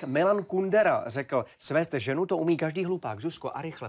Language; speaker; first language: Czech; native; Czech